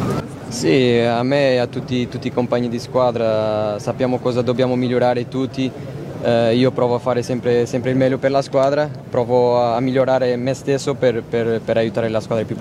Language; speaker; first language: Italian; non-native, fluent; Portuguese